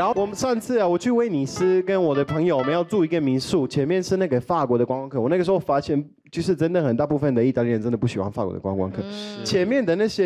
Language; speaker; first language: Chinese; non-native, learner; Italian